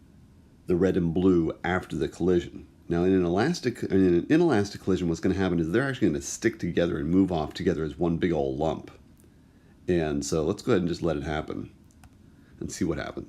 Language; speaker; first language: English; native; English